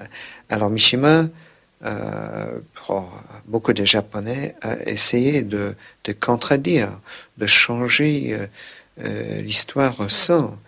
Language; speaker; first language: French; non-native, fluent; English